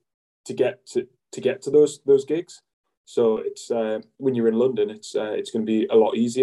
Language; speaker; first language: English; native; English